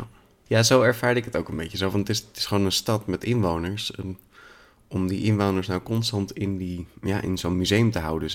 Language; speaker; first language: Dutch; native; Dutch